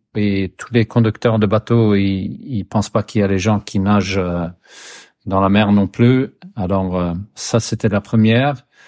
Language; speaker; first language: French; non-native, fluent; Swedish